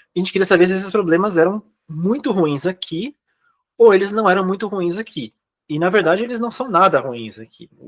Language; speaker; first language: Portuguese; native; Portuguese